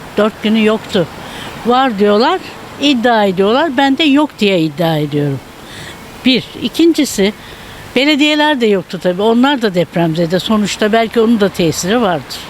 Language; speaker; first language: Turkish; native; Turkish